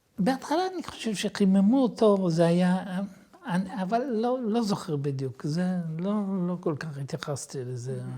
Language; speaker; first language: Hebrew; non-native, fluent; Italian